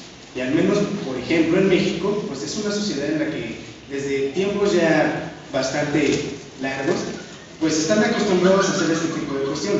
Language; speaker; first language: Spanish; native; Spanish